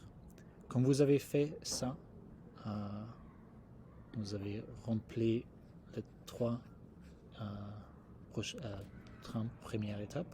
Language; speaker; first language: French; non-native, fluent; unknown